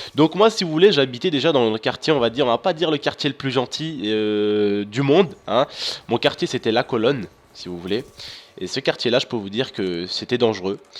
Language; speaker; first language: French; early bilingual, other home language; Arabic